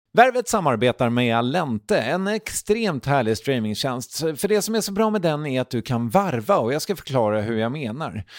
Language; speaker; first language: Swedish; native; Swedish